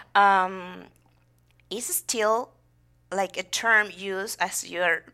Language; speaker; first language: English; non-native, fluent; Spanish